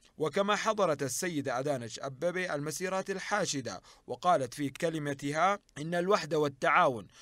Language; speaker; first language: Arabic; non-native, fluent; Amharic